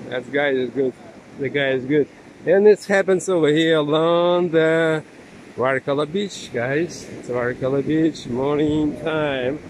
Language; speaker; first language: English; non-native, fluent; Russian